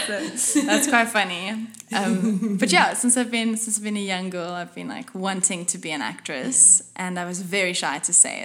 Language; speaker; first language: English; non-native, local second language; Afrikaans